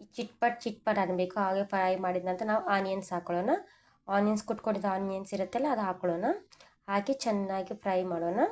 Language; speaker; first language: Kannada; non-native, local second language; Telugu